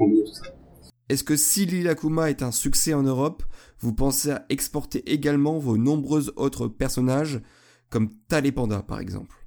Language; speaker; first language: French; native; French